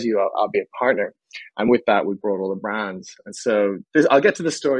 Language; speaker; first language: English; native; English